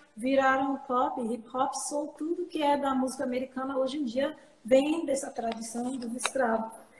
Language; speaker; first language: Portuguese; non-native, fluent; English